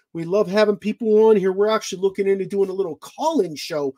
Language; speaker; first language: English; native; English